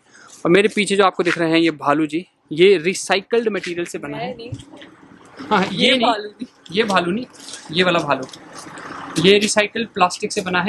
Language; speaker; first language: Hindi; native; Hindi